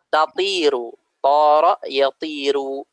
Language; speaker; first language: Indonesian; native; Indonesian